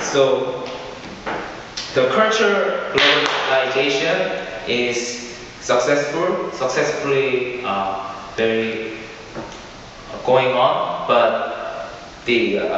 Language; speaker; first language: English; non-native, learner; Korean